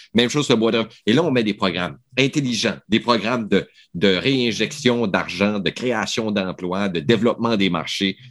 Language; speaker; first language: French; native; French